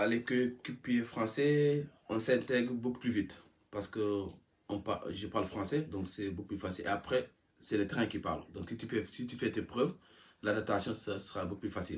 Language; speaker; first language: French; non-native, local second language; Wolof